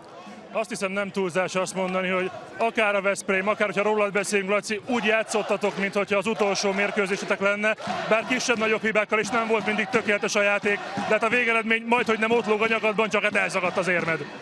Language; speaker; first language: Hungarian; native; Hungarian